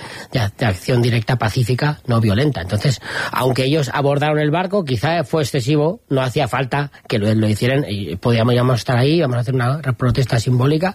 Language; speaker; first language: Spanish; native; Spanish